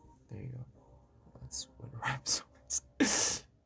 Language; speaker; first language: English; early bilingual, other home language; Korean